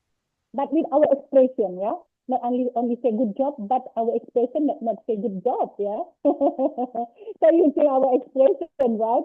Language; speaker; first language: English; non-native, learner; Indonesian